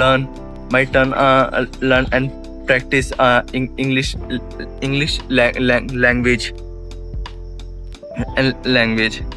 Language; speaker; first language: English; non-native, learner; Hindi